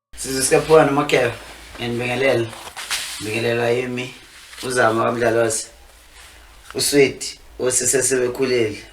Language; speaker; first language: Zulu; native; Zulu